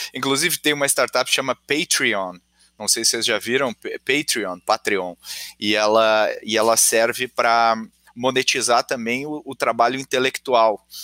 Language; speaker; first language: Portuguese; native; Portuguese